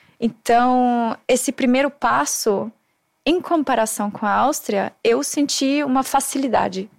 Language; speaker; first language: Portuguese; non-native, fluent; German